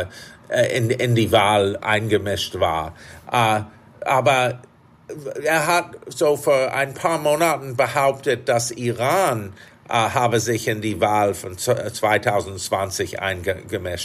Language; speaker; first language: German; non-native, fluent; English